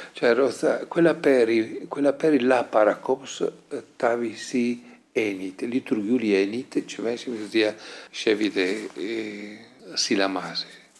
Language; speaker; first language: Georgian; non-native, fluent; Italian